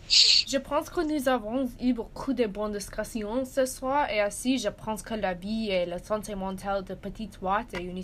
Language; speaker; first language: French; non-native, learner; English